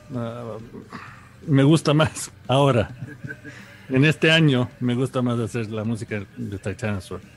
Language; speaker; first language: Spanish; early bilingual, heritage; Spanish